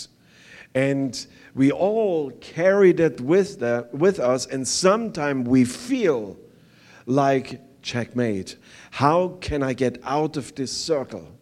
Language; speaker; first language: English; non-native, fluent; German